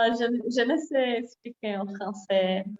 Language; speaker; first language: French; non-native, learner; Portuguese